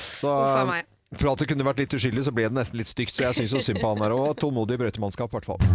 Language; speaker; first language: Norwegian; native; Norwegian